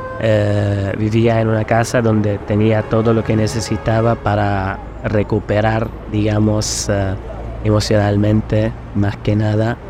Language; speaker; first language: Spanish; non-native, fluent; Arabic